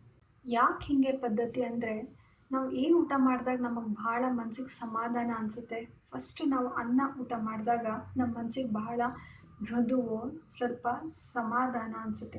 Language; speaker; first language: Kannada; native; Kannada